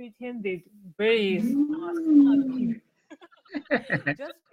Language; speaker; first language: English; non-native, learner; Japanese